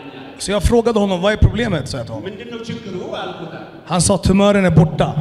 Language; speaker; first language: Swedish; early bilingual, other home language; Amharic